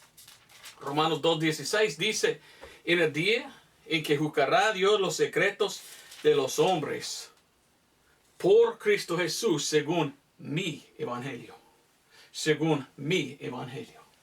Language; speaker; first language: Spanish; non-native, fluent; English